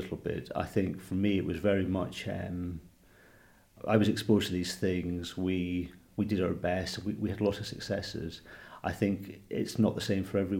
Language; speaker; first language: English; native; English